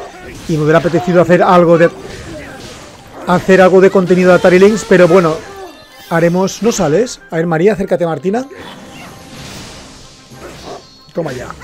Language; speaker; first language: Spanish; native; Spanish